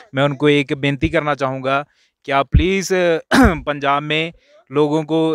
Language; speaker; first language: Hindi; native; Hindi